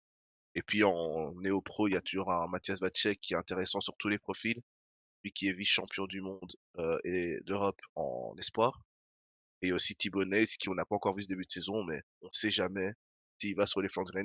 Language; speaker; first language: French; native; French